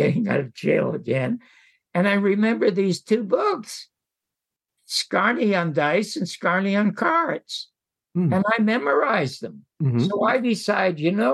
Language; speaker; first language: English; native; English